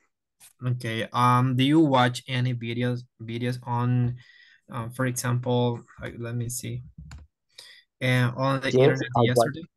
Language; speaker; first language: English; non-native, fluent; Spanish